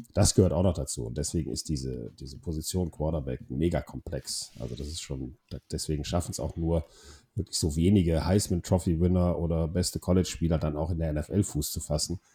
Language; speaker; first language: German; non-native, fluent; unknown